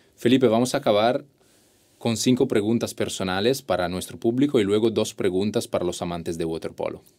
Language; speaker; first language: Spanish; non-native, fluent; Italian